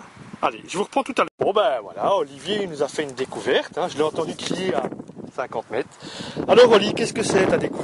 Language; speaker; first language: French; native; French